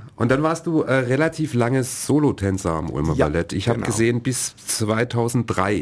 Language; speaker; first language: German; native; German